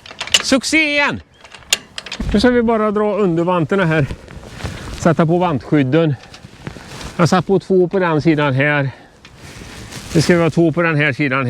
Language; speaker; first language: Swedish; native; Swedish